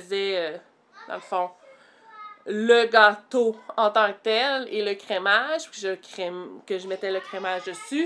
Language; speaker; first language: French; native; French